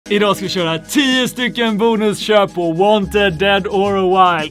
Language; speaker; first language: Swedish; native; Swedish